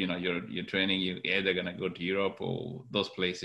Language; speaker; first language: English; non-native, local second language; Kalenjin